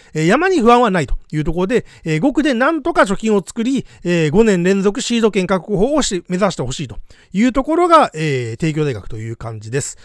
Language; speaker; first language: Japanese; native; Japanese